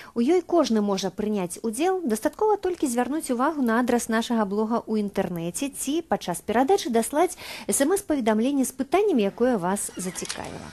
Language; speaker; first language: Belarusian; native; Belarusian